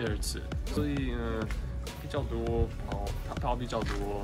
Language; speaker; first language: Chinese; non-native, fluent; English